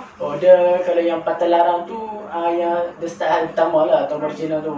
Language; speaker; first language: Malay; native; Malay